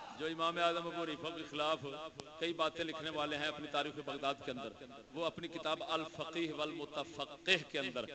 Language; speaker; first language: Urdu; non-native, local second language; Saraiki